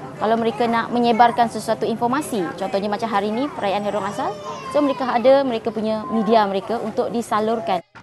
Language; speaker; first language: Malay; non-native, local second language; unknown